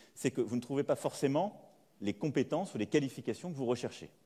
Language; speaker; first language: French; native; French